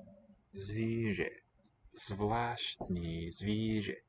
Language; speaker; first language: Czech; non-native, learner; English